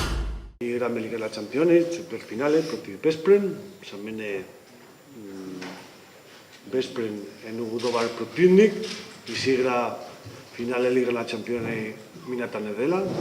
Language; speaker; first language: Macedonian; non-native, learner; Spanish